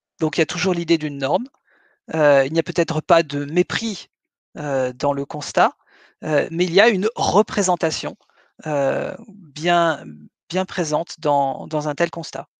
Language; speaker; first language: French; native; French